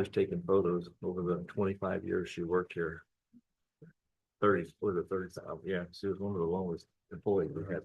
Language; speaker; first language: English; native; English